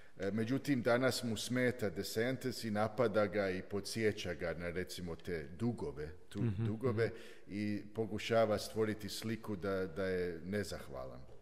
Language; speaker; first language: Croatian; early bilingual, heritage; Croatian